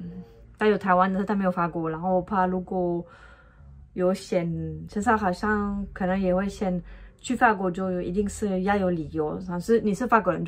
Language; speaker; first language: Chinese; non-native, fluent; French